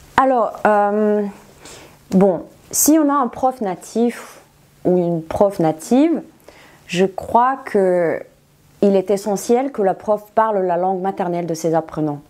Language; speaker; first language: French; non-native, fluent; Serbian